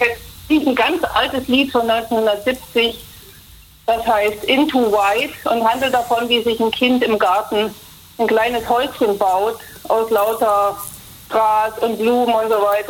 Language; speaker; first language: German; native; German